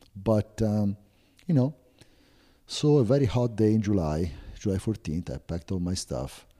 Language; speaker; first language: English; non-native, fluent; Italian